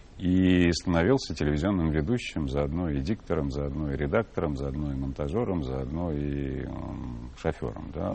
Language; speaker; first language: Russian; native; Russian